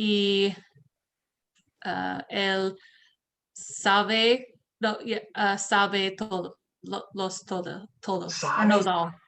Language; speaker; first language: Spanish; non-native, learner; English